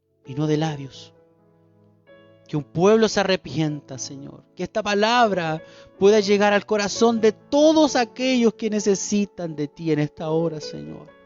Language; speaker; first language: Spanish; native; Spanish